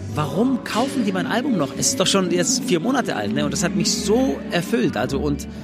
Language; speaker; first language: German; native; German